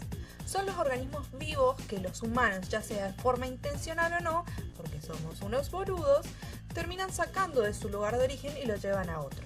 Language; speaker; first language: Spanish; native; Spanish